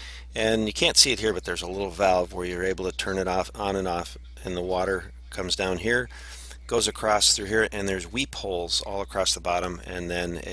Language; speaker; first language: English; native; English